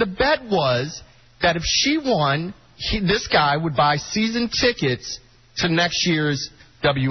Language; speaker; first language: English; native; English